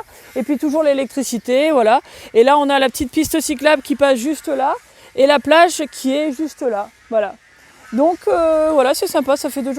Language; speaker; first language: French; native; French